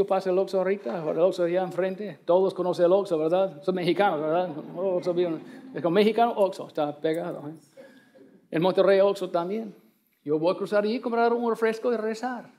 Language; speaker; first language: Spanish; non-native, learner; English